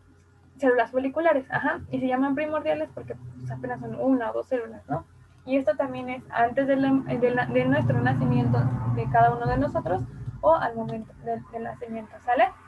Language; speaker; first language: Spanish; native; Spanish